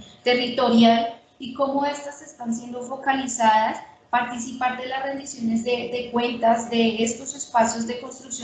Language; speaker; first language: Spanish; native; Spanish